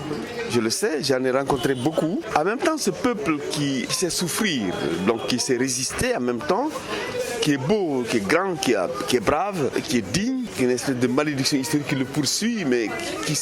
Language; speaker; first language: French; non-native, local second language; Fula